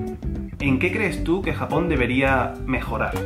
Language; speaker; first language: Spanish; native; Spanish